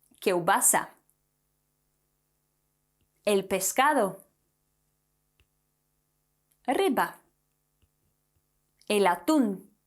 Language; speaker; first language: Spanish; non-native, fluent; Polish